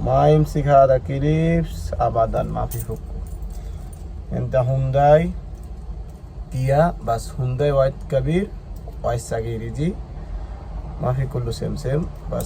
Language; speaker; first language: Arabic; non-native, learner; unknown